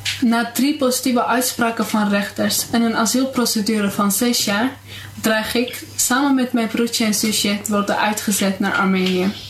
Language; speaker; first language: Dutch; early bilingual, other home language; Armenian